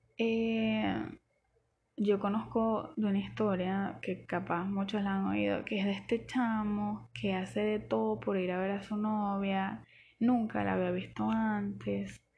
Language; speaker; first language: Spanish; native; Spanish